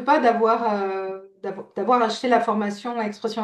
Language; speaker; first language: French; native; French